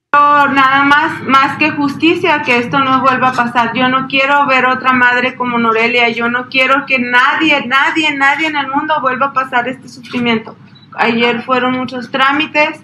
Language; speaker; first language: Spanish; native; Spanish